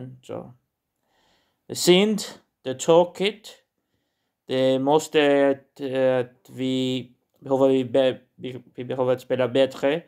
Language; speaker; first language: Swedish; non-native, learner; Portuguese